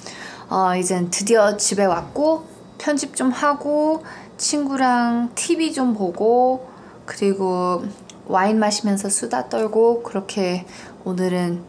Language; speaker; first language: Korean; early bilingual, heritage; Korean